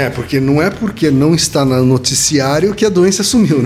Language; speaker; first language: Portuguese; native; Portuguese